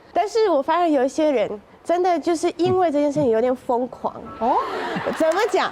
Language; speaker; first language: Chinese; non-native, fluent; Russian